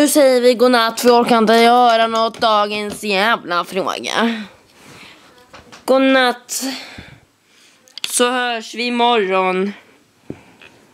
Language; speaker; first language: Swedish; native; Swedish